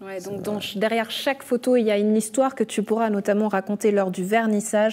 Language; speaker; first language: French; native; French